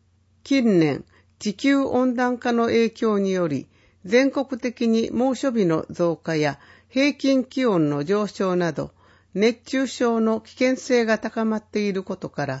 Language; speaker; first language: Japanese; native; Japanese